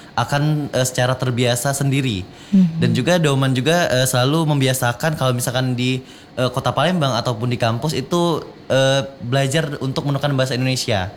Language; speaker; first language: Indonesian; non-native, local second language; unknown